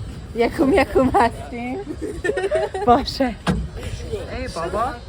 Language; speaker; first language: Persian; non-native, learner; English